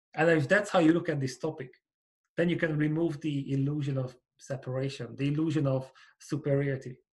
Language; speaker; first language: English; non-native, fluent; Hungarian